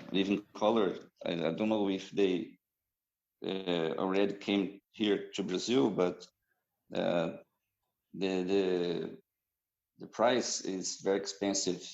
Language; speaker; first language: English; non-native, fluent; Portuguese